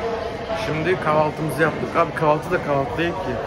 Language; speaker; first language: Turkish; native; Turkish